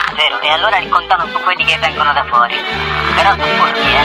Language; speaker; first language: Italian; native; Italian